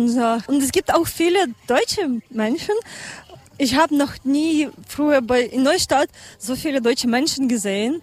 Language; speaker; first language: German; non-native, learner; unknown